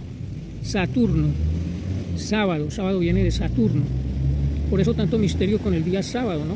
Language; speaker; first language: Spanish; native; Spanish